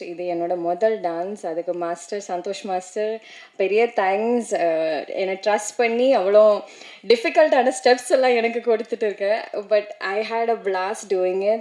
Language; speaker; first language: Tamil; non-native, learner; Malayalam